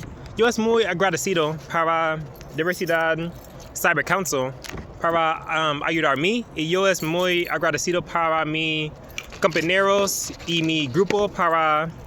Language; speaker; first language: Spanish; non-native, learner; English